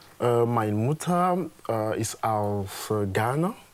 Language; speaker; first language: German; non-native, learner; French